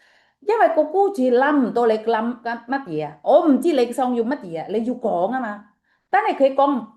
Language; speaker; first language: Chinese; non-native, fluent; Indonesian